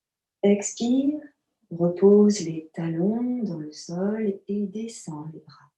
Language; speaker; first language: French; native; French